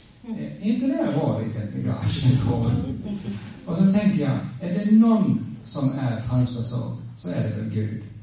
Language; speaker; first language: Swedish; native; Swedish